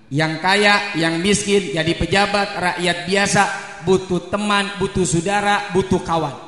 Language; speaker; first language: Indonesian; native; Indonesian